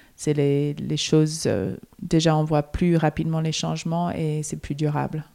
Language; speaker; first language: French; non-native, fluent; English